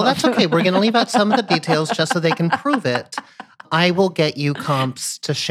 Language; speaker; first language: English; native; English